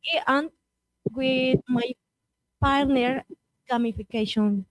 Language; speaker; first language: English; non-native, learner; Spanish